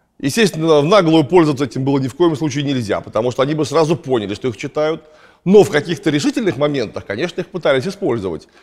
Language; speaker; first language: Russian; native; Russian